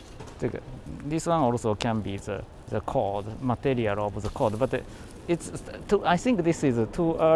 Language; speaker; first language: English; non-native, learner; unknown